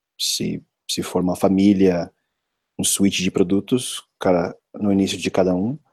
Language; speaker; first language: Portuguese; non-native, fluent; English